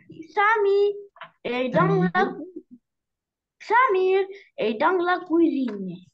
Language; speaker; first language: French; non-native, learner; Arabic